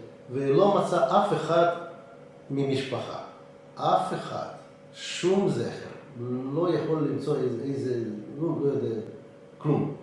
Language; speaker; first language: Hebrew; non-native, fluent; Russian